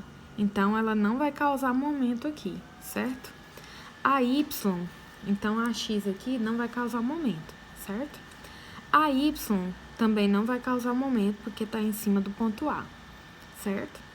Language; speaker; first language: Portuguese; native; Portuguese